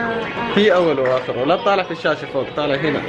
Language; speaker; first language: Arabic; native; Arabic